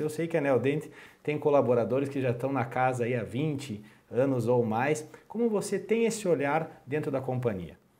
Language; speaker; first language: Portuguese; native; Portuguese